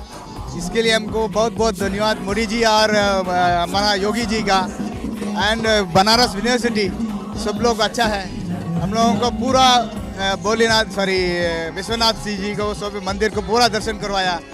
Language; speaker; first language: Hindi; non-native, local second language; Tamil